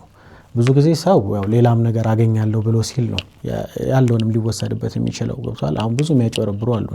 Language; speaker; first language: Amharic; native; Amharic